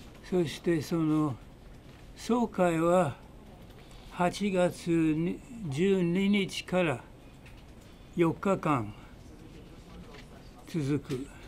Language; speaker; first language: Japanese; non-native, fluent; English